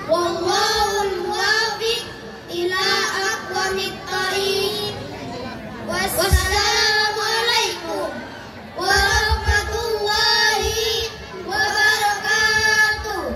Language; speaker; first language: Arabic; non-native, learner; Indonesian